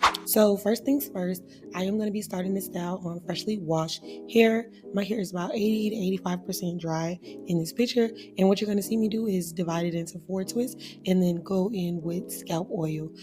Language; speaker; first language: English; native; English